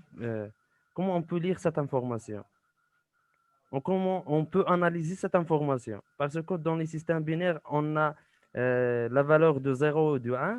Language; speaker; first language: French; non-native, local second language; Arabic